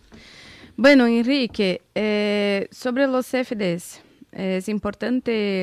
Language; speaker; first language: Spanish; non-native, learner; Portuguese